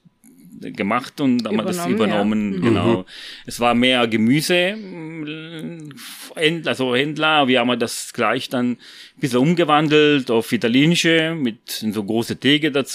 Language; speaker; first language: German; non-native, fluent; Italian